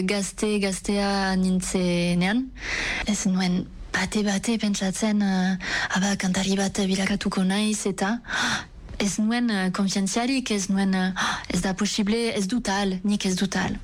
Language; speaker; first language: Basque; non-native, local second language; French